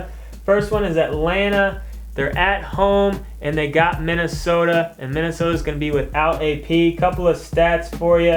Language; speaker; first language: English; native; English